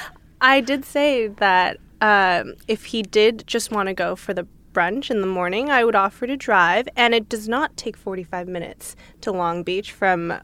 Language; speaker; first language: English; native; English